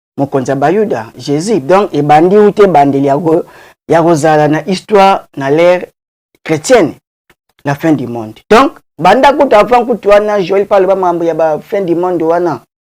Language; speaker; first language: Lingala; non-native, local second language; Kongo